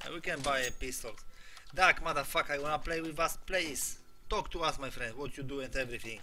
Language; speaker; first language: English; non-native, learner; Polish